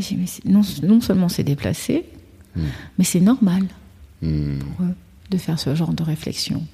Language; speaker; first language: French; early bilingual, other home language; Kabuverdianu